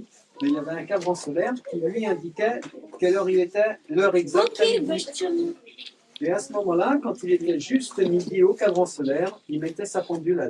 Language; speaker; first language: French; native; French